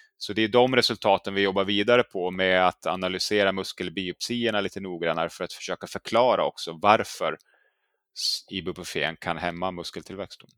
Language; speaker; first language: Swedish; native; Swedish